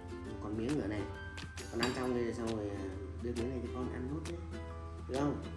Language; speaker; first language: Vietnamese; native; Vietnamese